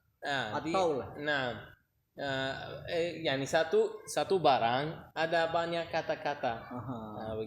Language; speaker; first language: Indonesian; non-native, learner; Arabic